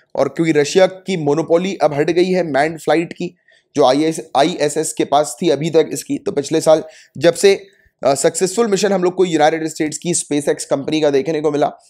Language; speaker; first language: Hindi; native; Hindi